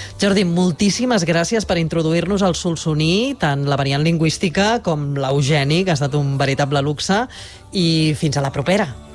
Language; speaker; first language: Catalan; native; Catalan